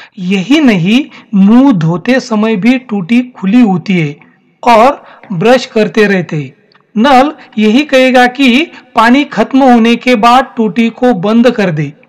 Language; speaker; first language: Hindi; non-native, local second language; Marathi